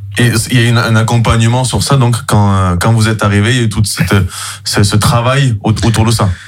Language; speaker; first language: French; native; French